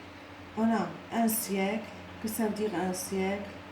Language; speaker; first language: French; non-native, local second language; Arabic